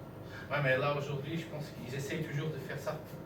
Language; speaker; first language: French; native; French